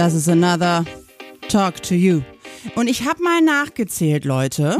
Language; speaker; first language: German; native; German